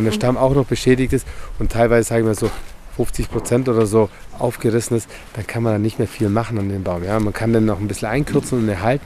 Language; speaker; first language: German; native; German